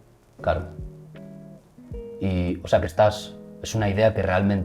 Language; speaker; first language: Spanish; native; Spanish